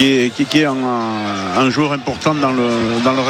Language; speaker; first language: French; native; French